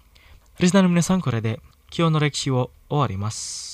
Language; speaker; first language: Japanese; non-native, fluent; Indonesian